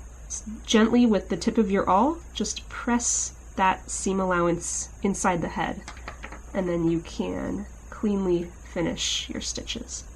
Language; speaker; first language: English; native; English